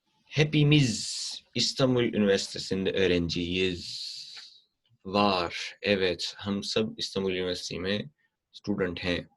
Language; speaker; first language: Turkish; non-native, fluent; Urdu